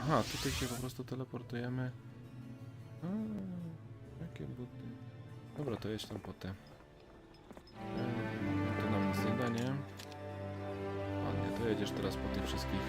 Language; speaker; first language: Polish; native; Polish